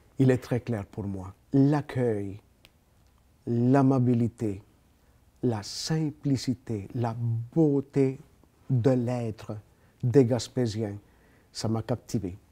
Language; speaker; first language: French; non-native, fluent; Spanish